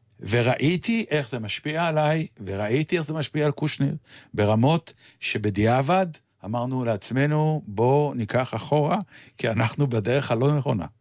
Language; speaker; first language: Hebrew; native; Hebrew